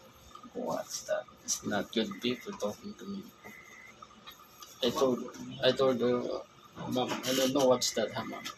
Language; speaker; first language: English; non-native, learner; Filipino